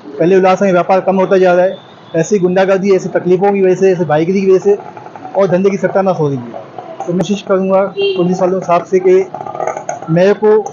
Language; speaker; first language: Hindi; non-native, local second language; Sindhi